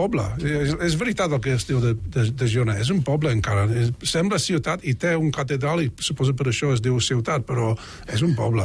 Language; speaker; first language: Catalan; non-native, fluent; English